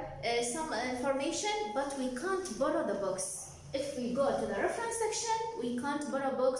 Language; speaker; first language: English; non-native, fluent; Arabic